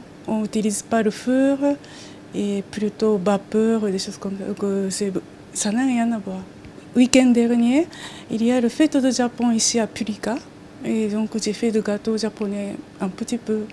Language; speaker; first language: French; non-native, learner; Japanese